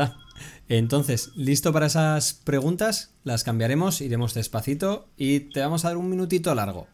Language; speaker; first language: Spanish; native; Spanish